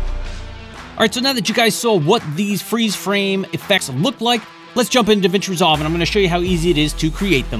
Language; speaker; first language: English; native; English